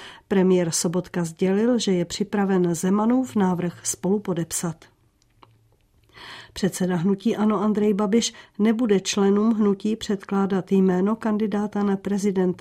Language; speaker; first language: Czech; native; Czech